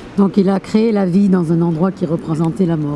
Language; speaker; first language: French; native; French